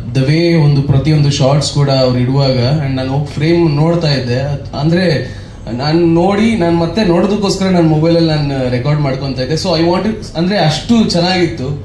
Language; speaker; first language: Kannada; native; Kannada